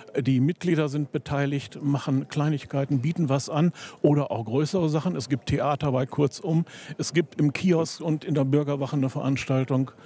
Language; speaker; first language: German; native; German